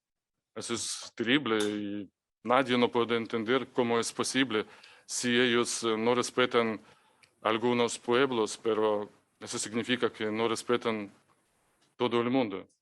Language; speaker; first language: Spanish; non-native, fluent; Ukrainian